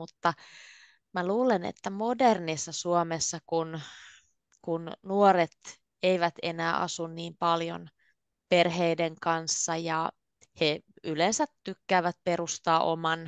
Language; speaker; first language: Finnish; native; Finnish